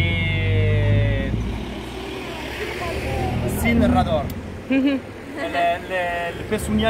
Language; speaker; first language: Spanish; non-native, learner; French